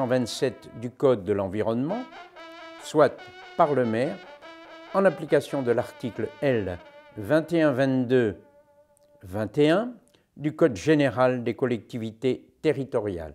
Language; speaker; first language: French; native; French